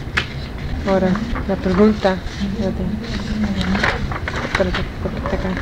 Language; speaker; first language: Spanish; early bilingual, heritage; Spanish